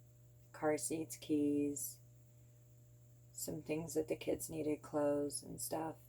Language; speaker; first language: English; native; English